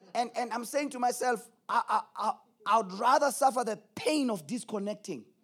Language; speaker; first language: English; non-native, local second language; Zulu